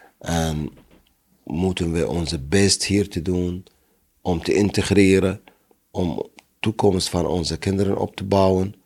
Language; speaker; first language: Dutch; non-native, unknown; Arabic